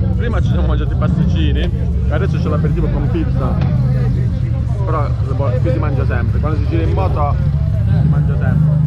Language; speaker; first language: Italian; native; Italian